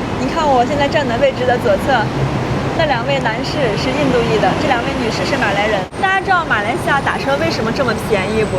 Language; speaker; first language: Chinese; native; Chinese